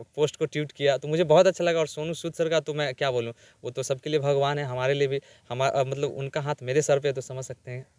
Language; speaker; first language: Hindi; native; Hindi